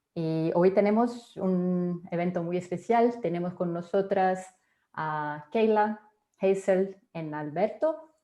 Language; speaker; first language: Spanish; non-native, fluent; Portuguese